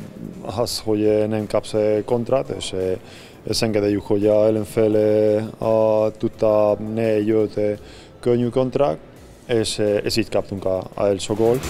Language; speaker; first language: Hungarian; non-native, learner; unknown